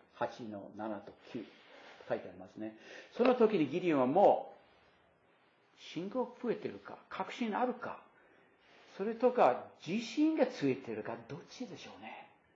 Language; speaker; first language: Japanese; non-native, fluent; English